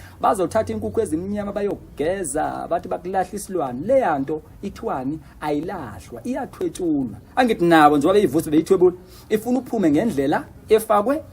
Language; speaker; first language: Zulu; native; Zulu